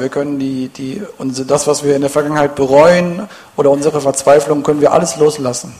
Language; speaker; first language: German; native; German